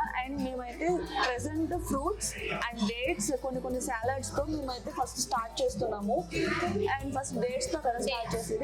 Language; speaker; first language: Telugu; native; Telugu